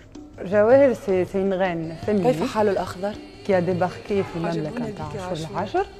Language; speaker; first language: French; non-native, local second language; Arabic